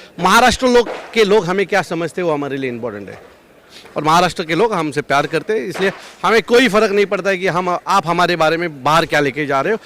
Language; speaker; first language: Hindi; non-native, local second language; Marathi